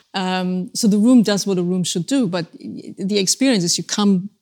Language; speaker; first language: English; non-native, fluent; German